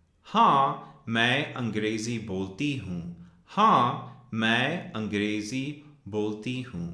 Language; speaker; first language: Hindi; non-native, fluent; English